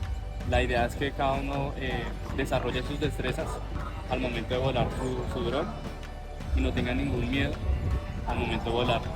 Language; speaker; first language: Spanish; native; Spanish